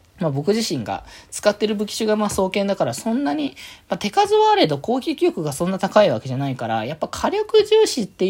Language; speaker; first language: Japanese; native; Japanese